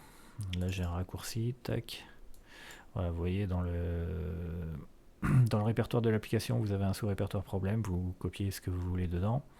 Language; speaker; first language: French; native; French